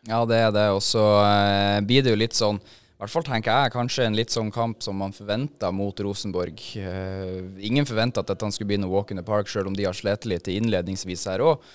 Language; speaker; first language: Norwegian; native; Norwegian